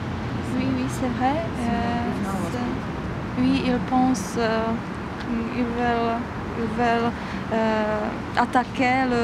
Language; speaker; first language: French; non-native, fluent; Czech